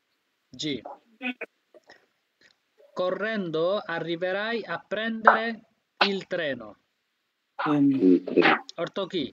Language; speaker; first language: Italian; non-native, fluent; Bangla